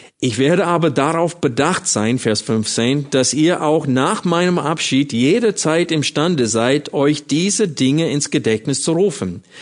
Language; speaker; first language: German; non-native, fluent; English